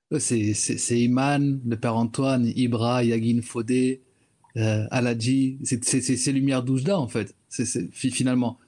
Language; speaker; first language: French; native; French